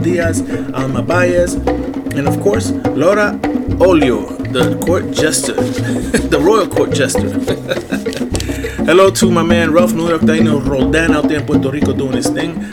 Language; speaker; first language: English; early bilingual, other home language; Spanish